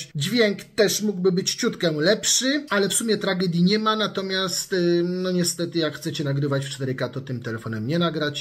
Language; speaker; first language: Polish; native; Polish